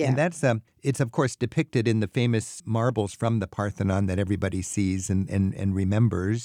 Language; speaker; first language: English; native; English